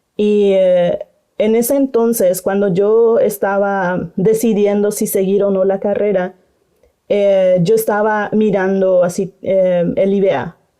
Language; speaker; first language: Spanish; non-native, local second language; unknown